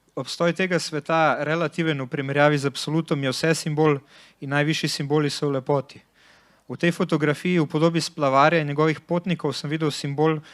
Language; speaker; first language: Slovenian; early bilingual, other home language; Bosnian